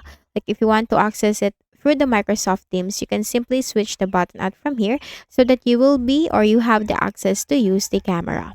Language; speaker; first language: English; non-native, local second language; Filipino